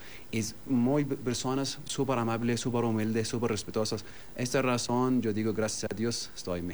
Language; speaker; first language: Spanish; non-native, learner; Arabic